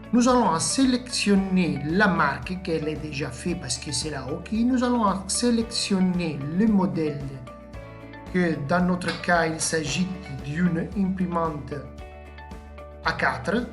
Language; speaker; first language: French; non-native, fluent; Italian